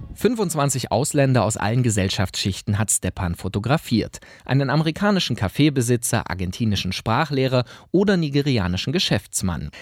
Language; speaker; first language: German; native; German